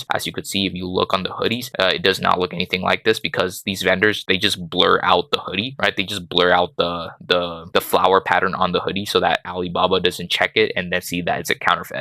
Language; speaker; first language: English; native; English